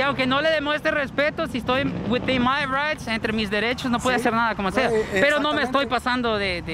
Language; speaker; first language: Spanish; early bilingual, other home language; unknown